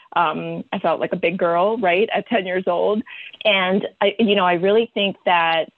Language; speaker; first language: English; early bilingual, other home language; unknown